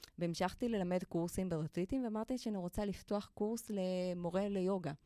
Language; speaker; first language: Hebrew; non-native, fluent; Spanish